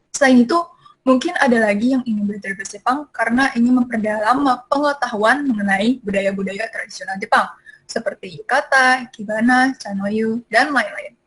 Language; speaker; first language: Indonesian; native; Indonesian